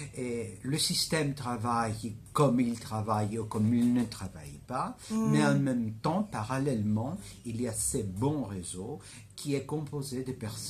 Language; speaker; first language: French; non-native, fluent; Greek